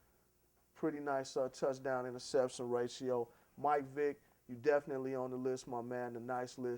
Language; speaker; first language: English; native; English